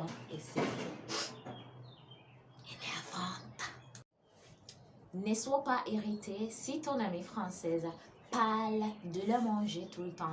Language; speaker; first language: French; non-native, fluent; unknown